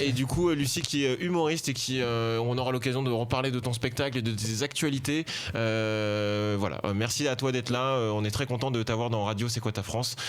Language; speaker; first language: French; native; French